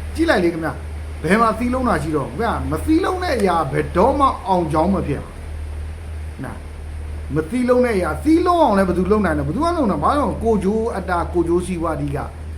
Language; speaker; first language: Burmese; native; Burmese